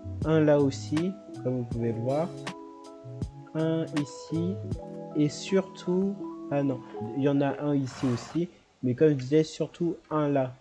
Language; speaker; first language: French; native; French